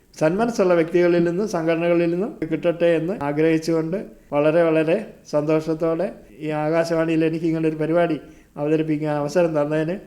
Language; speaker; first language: Malayalam; native; Malayalam